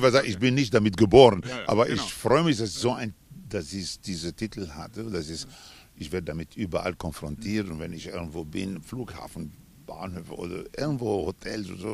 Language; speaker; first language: German; non-native, fluent; Spanish